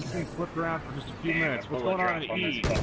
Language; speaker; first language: English; native; English